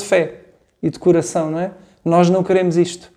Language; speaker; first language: Portuguese; non-native, learner; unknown